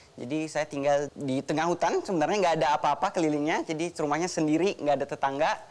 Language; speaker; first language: Indonesian; native; Indonesian